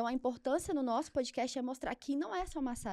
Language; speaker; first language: Portuguese; native; Portuguese